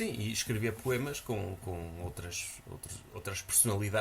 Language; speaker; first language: Portuguese; native; Portuguese